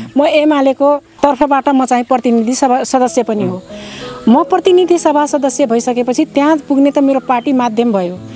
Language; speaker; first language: Nepali; non-native, local second language; Dangaura Tharu